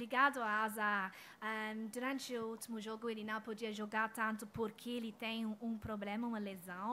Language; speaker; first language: Portuguese; non-native, fluent; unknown